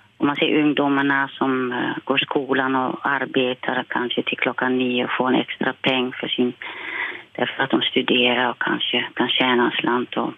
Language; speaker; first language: Swedish; non-native, fluent; Dutch